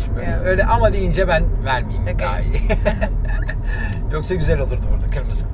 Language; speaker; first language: Turkish; native; Turkish